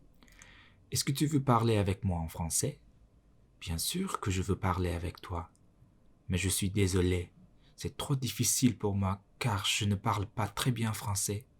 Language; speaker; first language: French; non-native, learner; Mongolian